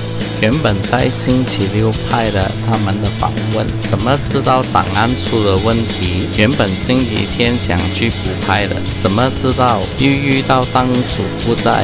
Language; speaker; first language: Chinese; native; Chinese